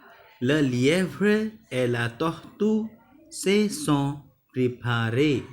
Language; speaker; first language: French; non-native, learner; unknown